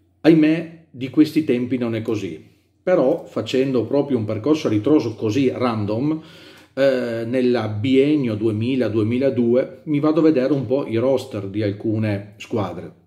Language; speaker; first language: Italian; native; Italian